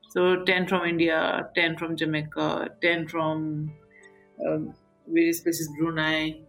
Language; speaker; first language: English; non-native, local second language; Nepali